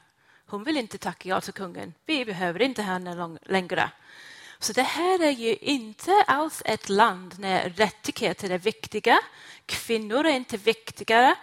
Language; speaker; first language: Swedish; non-native, fluent; English